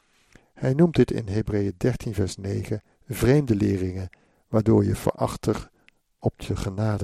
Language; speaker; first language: Dutch; native; Dutch